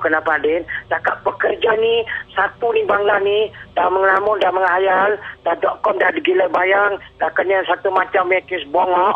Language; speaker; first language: Malay; native; Malay